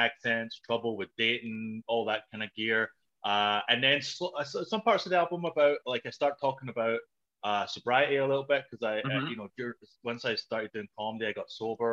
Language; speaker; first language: English; native; English